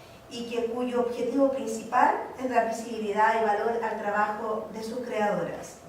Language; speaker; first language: Spanish; native; Spanish